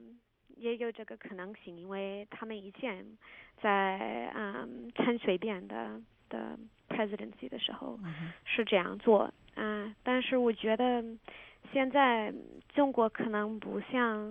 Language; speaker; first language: Chinese; non-native, fluent; English